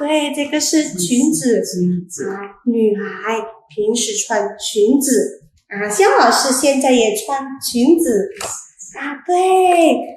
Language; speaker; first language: Chinese; non-native, fluent; Indonesian